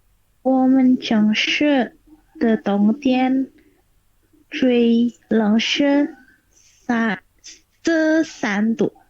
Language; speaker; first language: Chinese; non-native, learner; Indonesian